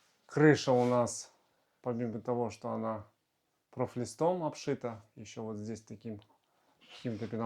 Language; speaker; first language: Russian; native; Russian